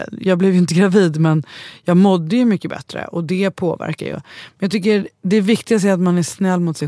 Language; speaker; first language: Swedish; native; Swedish